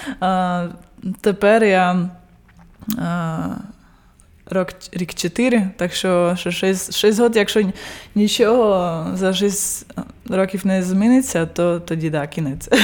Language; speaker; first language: Ukrainian; early bilingual, heritage; Ukrainian